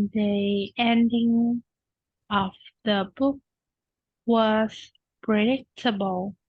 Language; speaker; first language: English; non-native, learner; Vietnamese